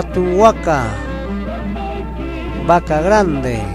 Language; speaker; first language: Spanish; non-native, local second language; Quechua